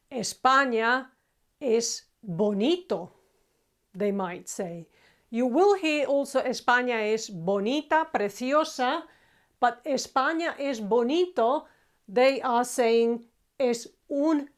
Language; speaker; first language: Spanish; non-native, fluent; Croatian